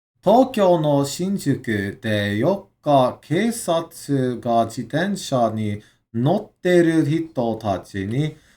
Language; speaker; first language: Japanese; non-native, learner; English